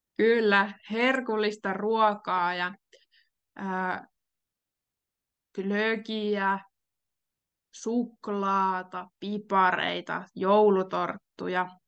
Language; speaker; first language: Finnish; native; Finnish